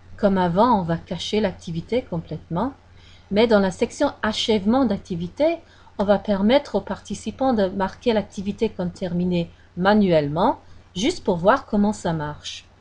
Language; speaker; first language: French; non-native, fluent; English